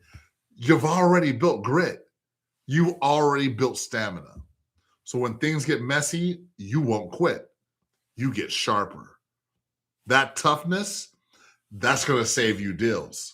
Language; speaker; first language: English; native; English